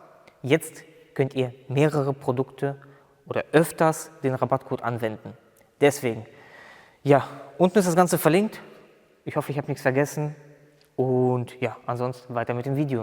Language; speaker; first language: German; native; German